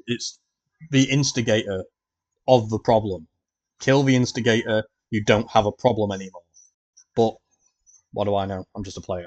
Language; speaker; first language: English; native; English